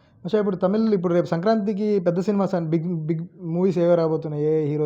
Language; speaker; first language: Telugu; native; Telugu